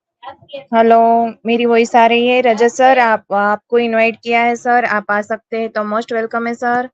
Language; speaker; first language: Hindi; native; Hindi